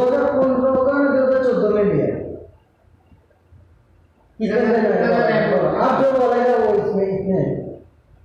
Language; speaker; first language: Hindi; non-native, learner; Bangla